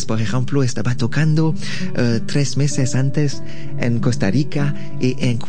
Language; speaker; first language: Spanish; non-native, learner; French